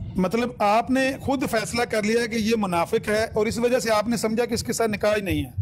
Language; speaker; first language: Urdu; non-native, local second language; Punjabi